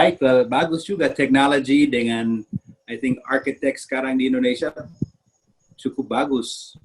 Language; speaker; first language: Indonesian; early bilingual, heritage; Indonesian